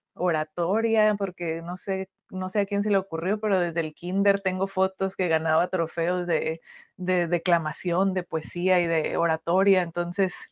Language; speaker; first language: Spanish; native; Spanish